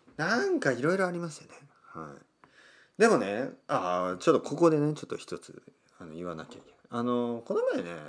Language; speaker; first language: Japanese; native; Japanese